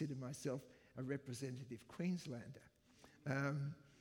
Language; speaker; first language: English; native; English